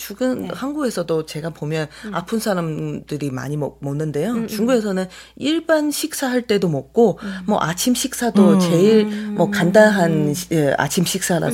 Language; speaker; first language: Korean; non-native, fluent; Chinese